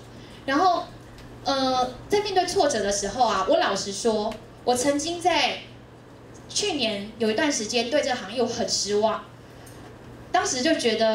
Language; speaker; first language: Chinese; native; Chinese